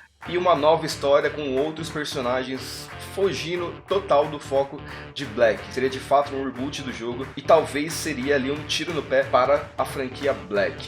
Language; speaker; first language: Portuguese; native; Portuguese